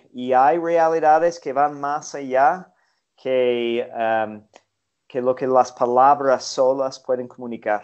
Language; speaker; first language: Spanish; non-native, fluent; English